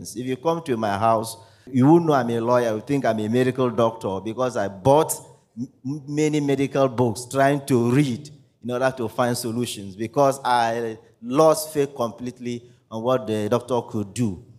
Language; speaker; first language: English; non-native, local second language; Ibibio